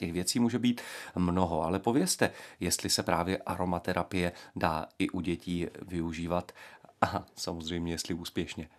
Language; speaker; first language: Czech; native; Czech